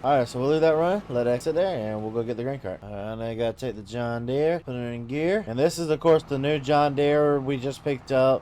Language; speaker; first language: English; native; English